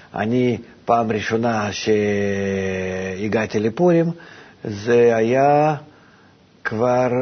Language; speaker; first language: Hebrew; non-native, fluent; Russian